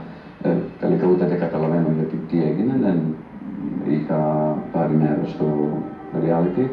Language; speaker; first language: Greek; non-native, fluent; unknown